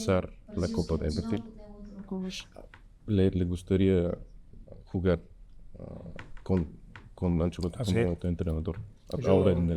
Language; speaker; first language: Spanish; non-native, learner; Bulgarian